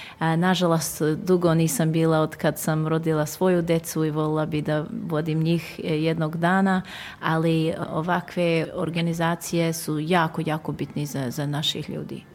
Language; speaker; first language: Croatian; early bilingual, heritage; Serbian